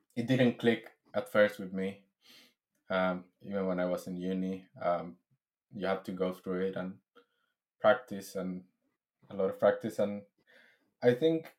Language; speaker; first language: English; non-native, fluent; Spanish